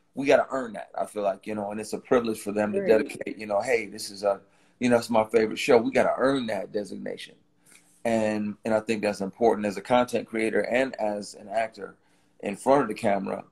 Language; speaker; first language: English; native; English